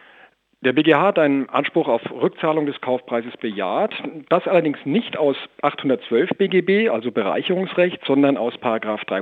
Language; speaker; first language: German; native; German